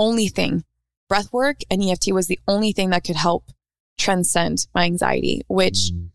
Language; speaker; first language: English; native; English